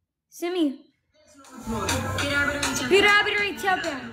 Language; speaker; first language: Amharic; non-native, learner; English